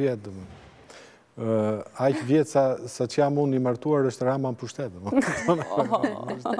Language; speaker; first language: Albanian; native; Albanian